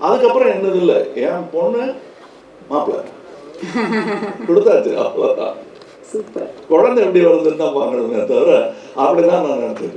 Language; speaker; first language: Tamil; native; Tamil